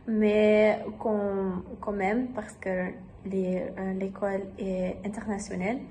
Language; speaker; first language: French; non-native, learner; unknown